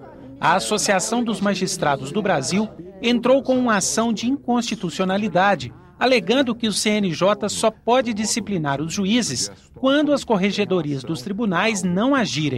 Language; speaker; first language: Portuguese; native; Portuguese